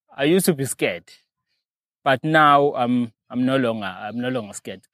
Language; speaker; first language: English; non-native, local second language; Zulu